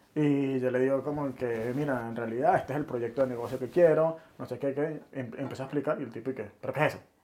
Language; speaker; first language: Spanish; native; Spanish